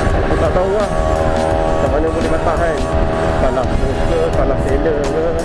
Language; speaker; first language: Malay; native; Malay